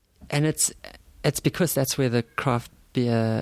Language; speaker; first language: English; native; English